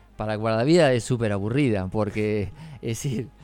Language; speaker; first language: Spanish; native; Spanish